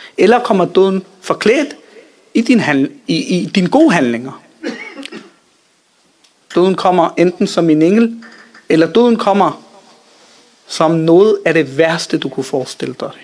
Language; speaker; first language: Danish; early bilingual, other home language; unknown